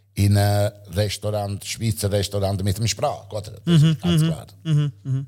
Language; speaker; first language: German; non-native, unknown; Italian